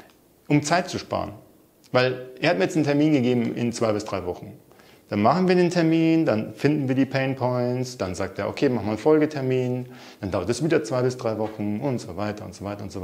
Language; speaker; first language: German; native; German